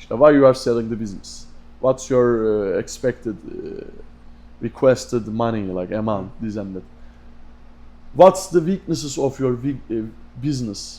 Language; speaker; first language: English; non-native, fluent; Turkish